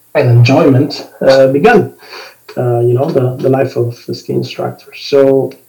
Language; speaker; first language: English; non-native, fluent; Spanish